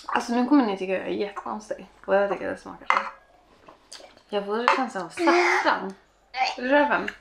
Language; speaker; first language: Swedish; native; Swedish